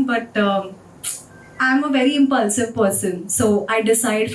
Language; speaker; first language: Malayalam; non-native, learner; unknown